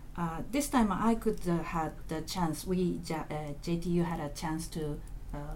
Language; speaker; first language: English; non-native, learner; Japanese